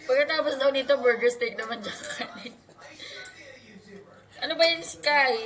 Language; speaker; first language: Filipino; native; Filipino